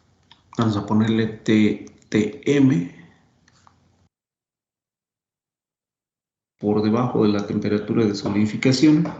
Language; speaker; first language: Spanish; native; Spanish